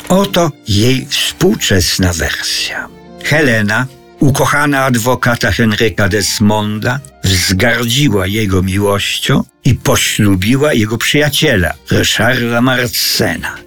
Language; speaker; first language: Polish; native; Polish